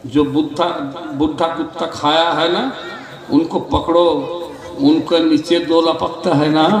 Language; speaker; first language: Hindi; non-native, local second language; Bangla